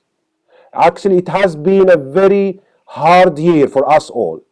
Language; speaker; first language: English; non-native, fluent; Arabic